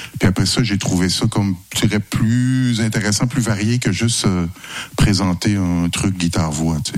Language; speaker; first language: French; native; French